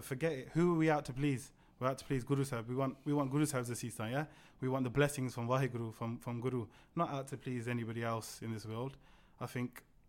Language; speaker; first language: English; native; English